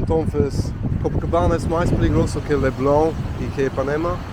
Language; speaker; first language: Portuguese; non-native, learner; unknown